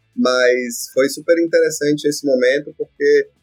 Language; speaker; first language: Portuguese; native; Portuguese